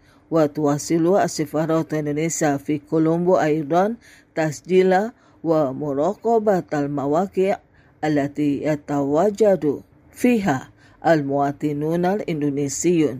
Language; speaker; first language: Arabic; non-native, fluent; Indonesian